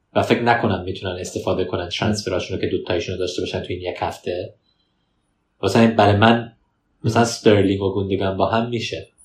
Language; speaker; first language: Persian; early bilingual, heritage; Persian